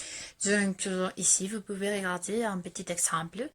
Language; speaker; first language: French; non-native, fluent; Spanish